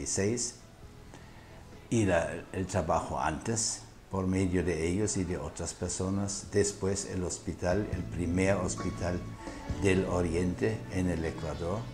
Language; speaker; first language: Spanish; non-native, fluent; German